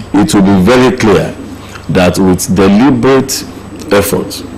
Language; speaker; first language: English; non-native, local second language; Yoruba